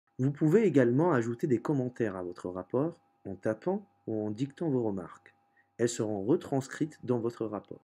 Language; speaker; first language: French; native; French